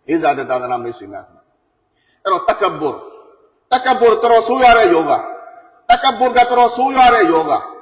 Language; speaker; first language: Burmese; native; Burmese